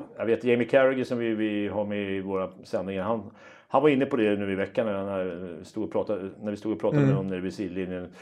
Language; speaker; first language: Swedish; native; Swedish